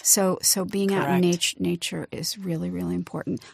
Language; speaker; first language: English; native; English